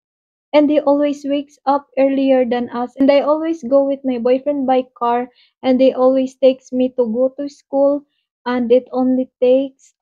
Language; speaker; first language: English; non-native, local second language; Waray